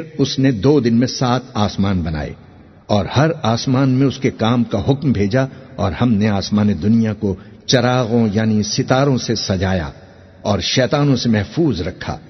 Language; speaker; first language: Urdu; native; Urdu